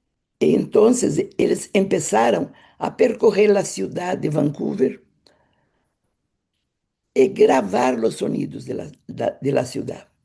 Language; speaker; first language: Spanish; non-native, fluent; Portuguese